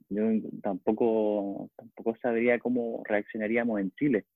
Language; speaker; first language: Spanish; native; Spanish